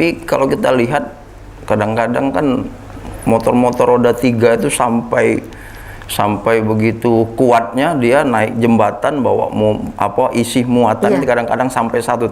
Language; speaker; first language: Indonesian; native; Indonesian